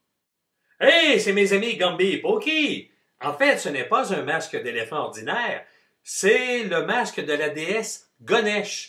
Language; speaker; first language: French; native; French